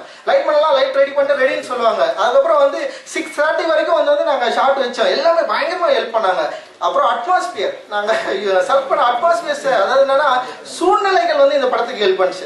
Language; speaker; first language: Tamil; native; Tamil